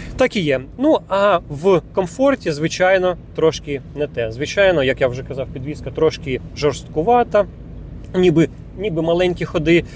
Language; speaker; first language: Ukrainian; non-native, local second language; Russian